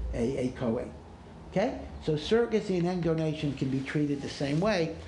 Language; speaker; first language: English; native; English